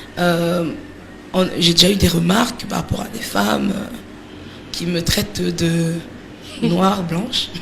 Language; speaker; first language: French; native; French